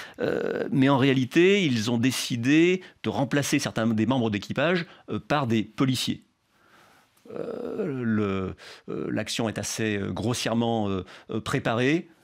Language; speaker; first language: French; native; French